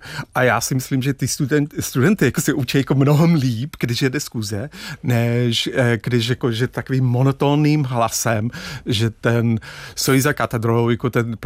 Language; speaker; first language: Czech; non-native, fluent; English